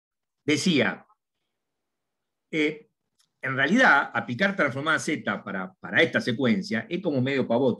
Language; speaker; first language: Spanish; native; Spanish